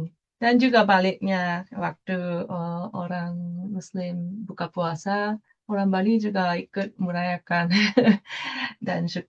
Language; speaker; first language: Indonesian; non-native, fluent; Japanese